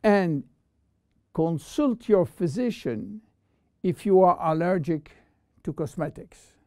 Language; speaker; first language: English; non-native, fluent; French